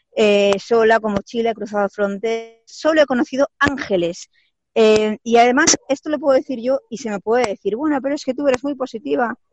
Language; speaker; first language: Spanish; native; Spanish